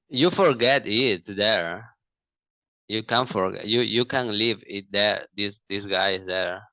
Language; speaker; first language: English; non-native, learner; Portuguese